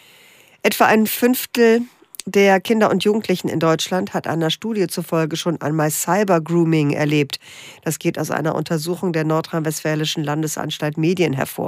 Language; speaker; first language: German; native; German